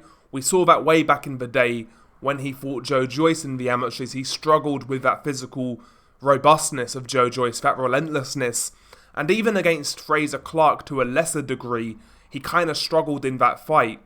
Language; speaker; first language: English; native; English